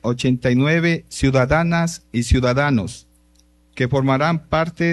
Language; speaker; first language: Spanish; native; Spanish